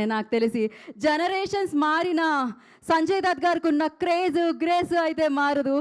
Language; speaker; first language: Telugu; native; Telugu